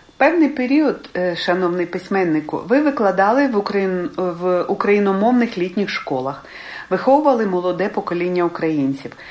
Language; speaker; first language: Ukrainian; early bilingual, heritage; Ukrainian